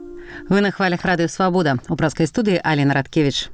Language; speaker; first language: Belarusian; native; Belarusian